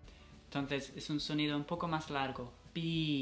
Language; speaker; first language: Spanish; non-native, fluent; English